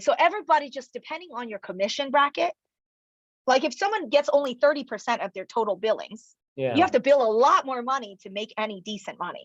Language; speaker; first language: English; early bilingual, other home language; Chinese